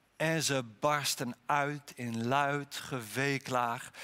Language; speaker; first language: Dutch; native; Dutch